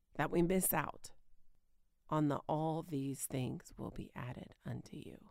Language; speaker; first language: English; native; English